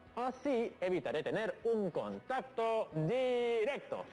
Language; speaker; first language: Spanish; native; Spanish